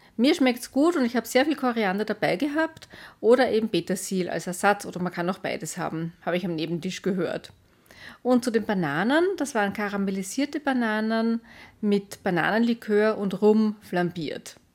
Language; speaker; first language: German; native; German